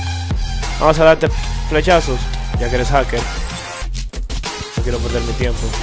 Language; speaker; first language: Spanish; native; Spanish